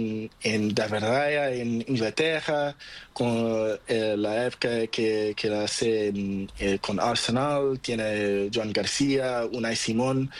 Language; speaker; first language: Spanish; non-native, learner; Portuguese